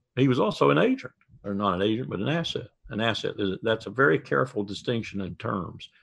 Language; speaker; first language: English; native; English